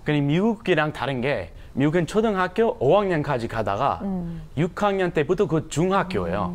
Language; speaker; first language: Korean; non-native, fluent; English